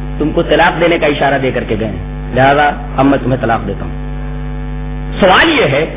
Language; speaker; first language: Urdu; native; Urdu